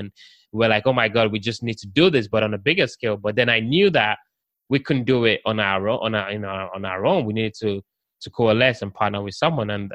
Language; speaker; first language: English; native; English